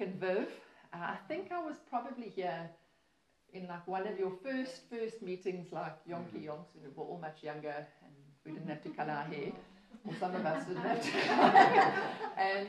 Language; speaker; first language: English; native; English